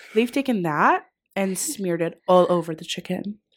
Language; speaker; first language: English; non-native, fluent; Greek